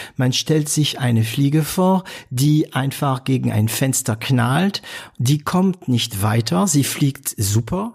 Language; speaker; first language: German; non-native, fluent; French